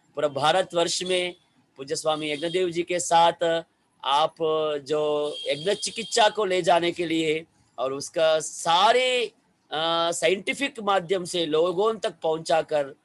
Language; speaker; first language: Hindi; non-native, local second language; Telugu